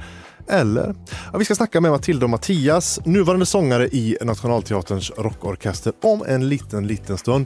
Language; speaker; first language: Swedish; native; Swedish